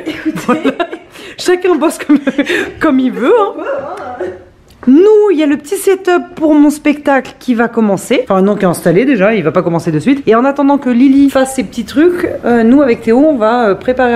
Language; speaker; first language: French; native; French